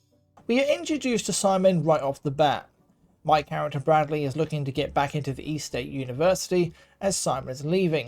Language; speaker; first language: English; native; English